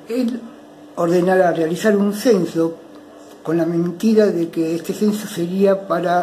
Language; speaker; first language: Spanish; native; Spanish